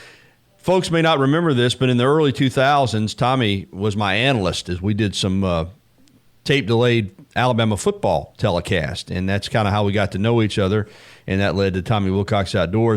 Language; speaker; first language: English; native; English